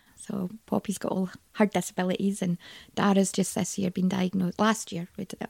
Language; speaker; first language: English; native; English